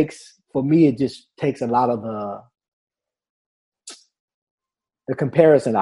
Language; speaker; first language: English; native; English